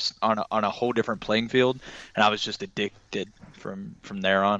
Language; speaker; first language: English; native; English